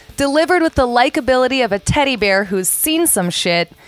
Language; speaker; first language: English; native; English